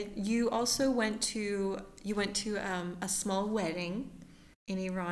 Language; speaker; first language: English; early bilingual, other home language; Persian